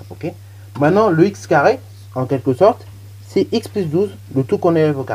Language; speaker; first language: French; native; French